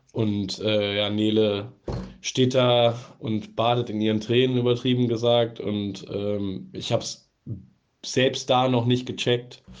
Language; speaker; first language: German; native; German